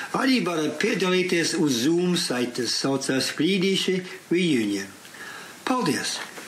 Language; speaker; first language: Latvian; early bilingual, heritage; Latvian